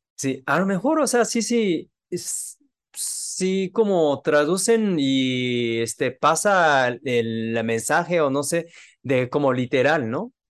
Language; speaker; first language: Spanish; non-native, fluent; Japanese